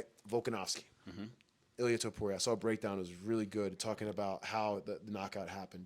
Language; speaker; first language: English; native; English